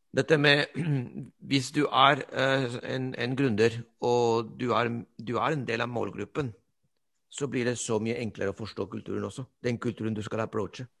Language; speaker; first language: Norwegian; non-native, fluent; Spanish